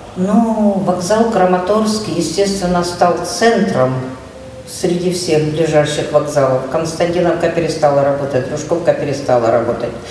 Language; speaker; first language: Russian; native; Russian